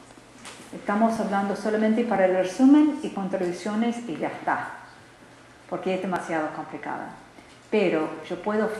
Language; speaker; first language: Spanish; non-native, learner; English